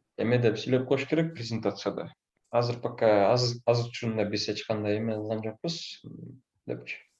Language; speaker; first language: Kyrgyz; non-native, local second language; Russian